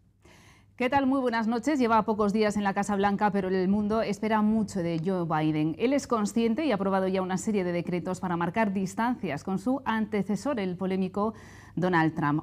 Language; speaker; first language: Spanish; native; Spanish